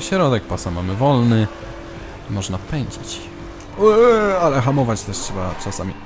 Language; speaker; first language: Polish; native; Polish